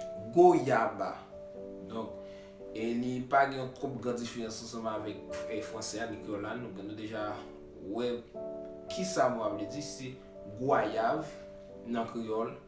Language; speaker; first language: French; non-native, learner; Haitian Creole